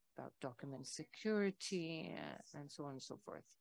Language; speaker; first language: English; non-native, fluent; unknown